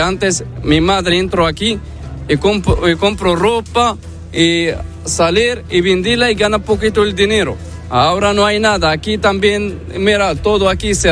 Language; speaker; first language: Spanish; non-native, learner; Arabic